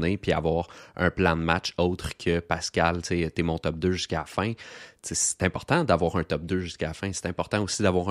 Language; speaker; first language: French; native; French